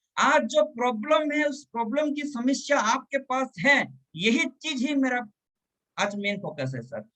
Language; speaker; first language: Hindi; non-native, local second language; Telugu